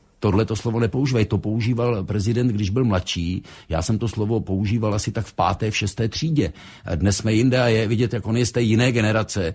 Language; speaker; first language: Czech; native; Czech